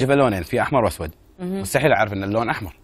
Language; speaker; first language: Arabic; native; Arabic